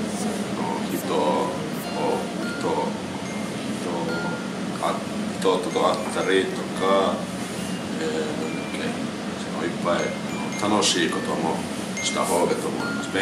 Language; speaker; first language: Japanese; non-native, learner; Finnish